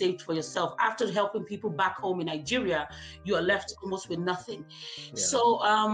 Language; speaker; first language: English; non-native, local second language; Igbo